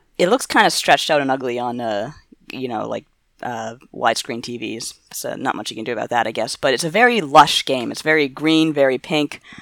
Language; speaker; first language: English; native; English